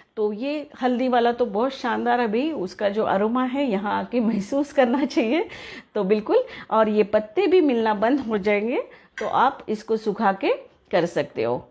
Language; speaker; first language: Hindi; non-native, local second language; Marathi